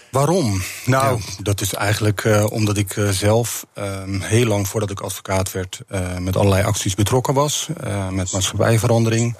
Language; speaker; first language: Dutch; native; Dutch